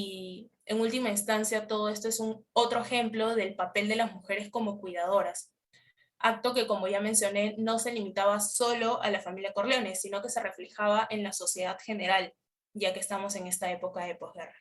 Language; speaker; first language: Spanish; native; Spanish